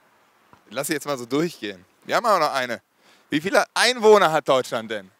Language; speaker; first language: German; native; German